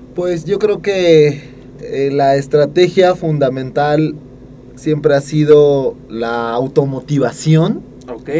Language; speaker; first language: Spanish; native; Spanish